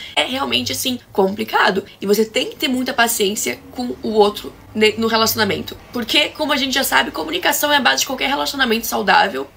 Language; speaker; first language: Portuguese; native; Portuguese